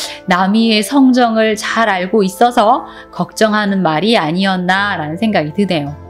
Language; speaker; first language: Korean; native; Korean